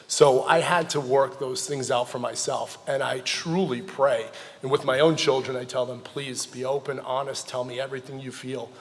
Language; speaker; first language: English; native; English